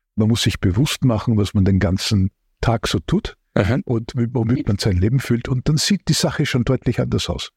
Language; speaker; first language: German; native; German